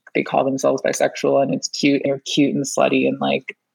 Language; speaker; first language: English; early bilingual, other home language; Persian